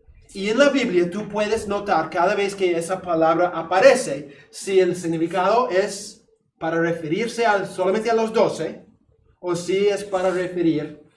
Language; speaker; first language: Spanish; non-native, fluent; English